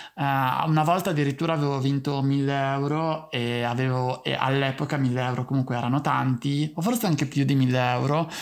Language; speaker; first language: Italian; native; Italian